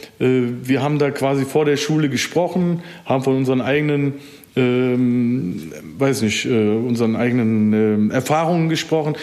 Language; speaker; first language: German; early bilingual, other home language; Turkish